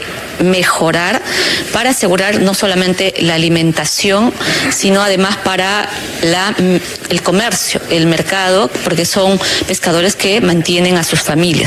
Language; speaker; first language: Spanish; native; Spanish